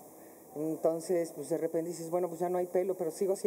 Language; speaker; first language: Spanish; native; Spanish